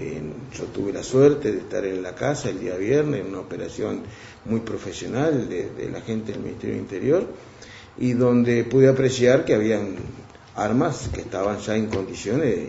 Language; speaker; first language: Spanish; native; Spanish